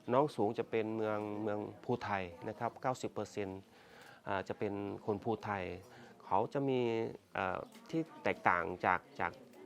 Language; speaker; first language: Thai; native; Thai